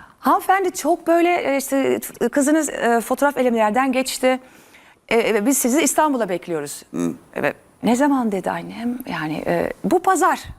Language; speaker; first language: Turkish; early bilingual, heritage; Turkish